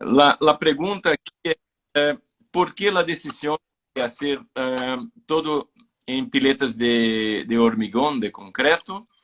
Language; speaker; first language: Spanish; non-native, fluent; Portuguese